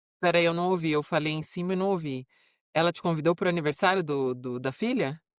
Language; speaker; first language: Portuguese; native; Portuguese